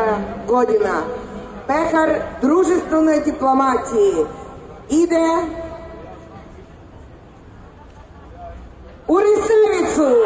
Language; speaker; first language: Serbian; non-native, fluent; Russian